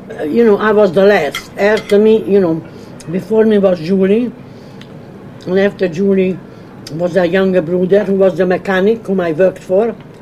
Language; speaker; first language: English; non-native, fluent; Hungarian